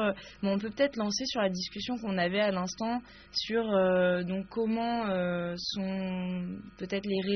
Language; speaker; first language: French; native; French